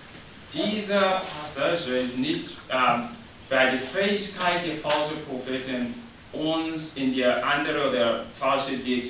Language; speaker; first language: German; non-native, learner; English